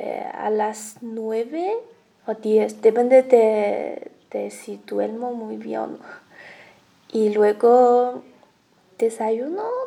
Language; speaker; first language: Spanish; non-native, learner; Chinese